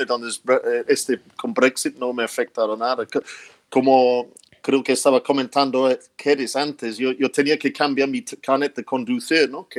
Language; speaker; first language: Spanish; non-native, fluent; English